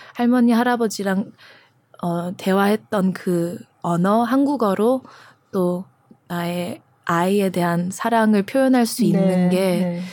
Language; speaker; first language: Korean; early bilingual, heritage; Dutch